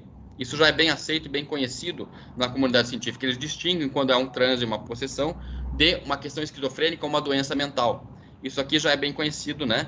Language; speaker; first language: Portuguese; native; Portuguese